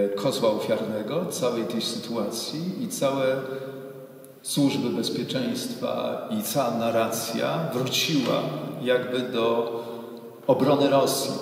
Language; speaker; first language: Polish; native; Polish